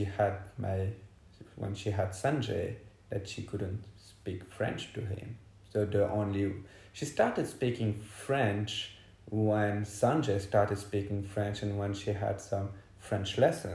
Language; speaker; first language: English; non-native, fluent; French